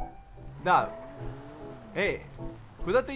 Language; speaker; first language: Russian; early bilingual, heritage; Russian